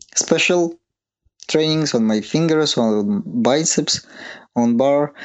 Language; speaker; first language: English; non-native, learner; Russian